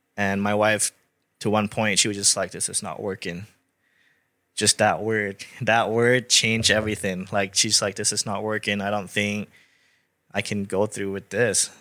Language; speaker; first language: English; non-native, fluent; Thai